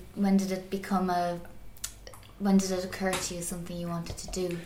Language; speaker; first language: English; native; English